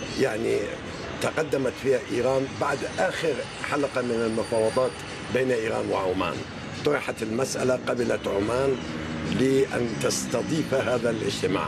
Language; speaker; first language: Arabic; non-native, fluent; Persian